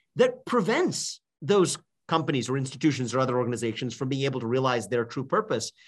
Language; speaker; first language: English; native; English